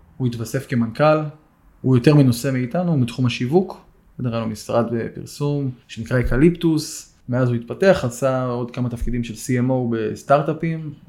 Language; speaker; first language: Hebrew; native; Hebrew